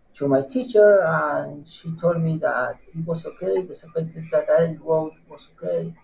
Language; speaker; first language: English; non-native, learner; Spanish